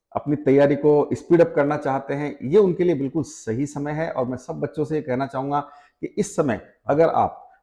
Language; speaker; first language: Hindi; native; Hindi